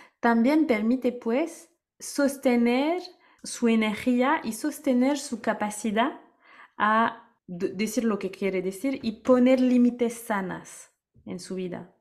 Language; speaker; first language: Spanish; non-native, fluent; French